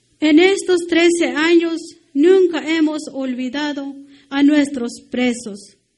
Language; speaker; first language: Spanish; non-native, local second language; Tzotzil